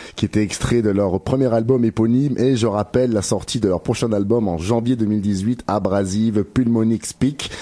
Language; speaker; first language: French; native; French